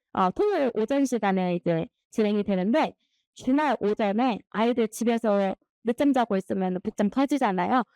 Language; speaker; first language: Korean; native; Korean